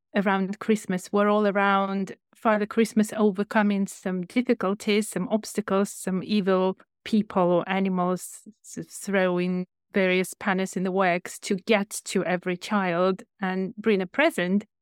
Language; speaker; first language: English; non-native, fluent; Ukrainian